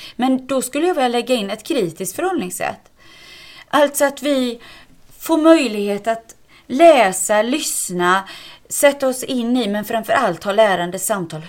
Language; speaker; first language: Swedish; native; Swedish